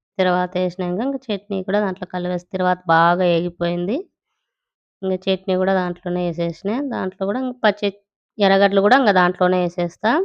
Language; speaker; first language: Telugu; native; Telugu